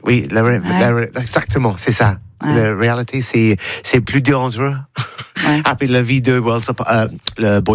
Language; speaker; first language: French; non-native, learner; English